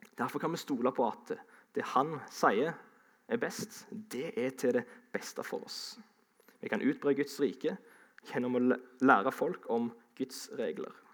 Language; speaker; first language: Norwegian; native; Norwegian